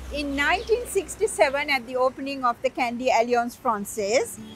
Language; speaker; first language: English; non-native, local second language; Sinhala